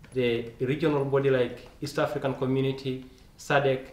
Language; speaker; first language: English; non-native, local second language; Masai